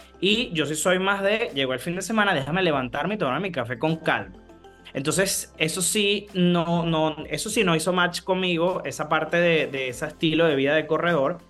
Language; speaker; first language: Spanish; native; Spanish